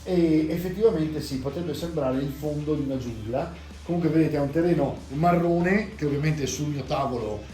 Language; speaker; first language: Italian; native; Italian